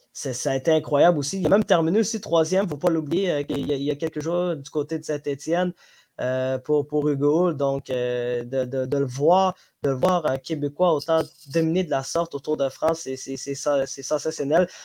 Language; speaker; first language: French; non-native, local second language; Somali